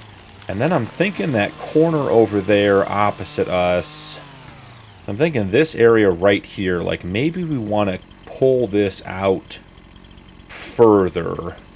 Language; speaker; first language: English; native; English